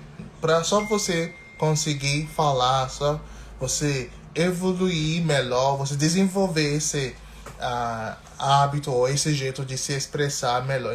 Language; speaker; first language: Portuguese; non-native, fluent; English